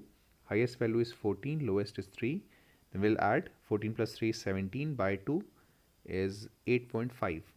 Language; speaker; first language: English; non-native, local second language; Hindi